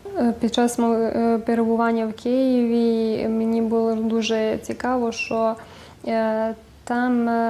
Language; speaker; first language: Ukrainian; early bilingual, heritage; Ukrainian